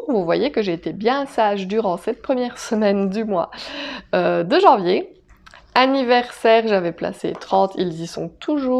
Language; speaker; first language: French; native; French